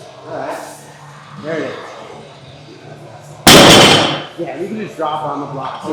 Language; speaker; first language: English; native; English